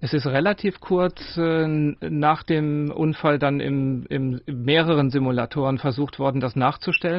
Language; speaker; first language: German; native; German